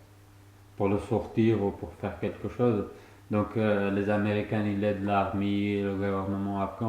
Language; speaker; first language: French; non-native, fluent; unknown